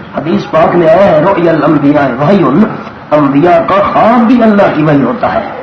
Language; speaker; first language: Urdu; non-native, local second language; Pashto